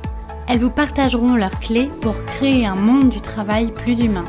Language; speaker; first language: French; native; French